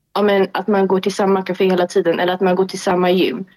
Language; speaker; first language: Swedish; early bilingual, other home language; Tigrinya